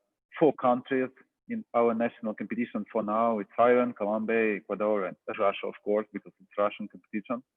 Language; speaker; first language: English; non-native, fluent; Russian